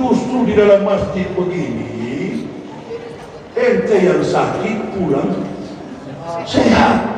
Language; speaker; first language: Indonesian; native; Indonesian